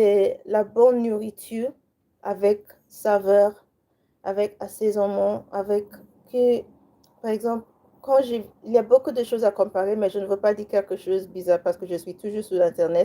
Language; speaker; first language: French; non-native, learner; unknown